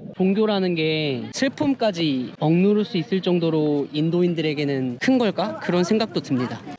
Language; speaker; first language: Korean; native; Korean